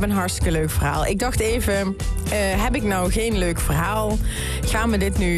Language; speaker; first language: Dutch; native; Dutch